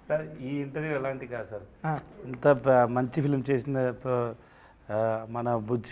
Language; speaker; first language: Telugu; non-native, learner; Tamil